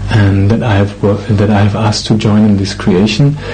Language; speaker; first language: English; non-native, fluent; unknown